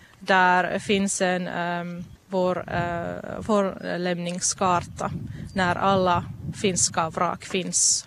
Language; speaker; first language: Swedish; non-native, local second language; Finnish